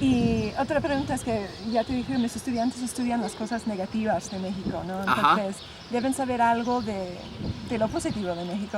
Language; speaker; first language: Spanish; non-native, fluent; English